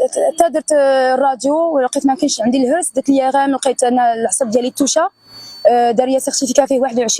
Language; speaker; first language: Arabic; early bilingual, heritage; Arabic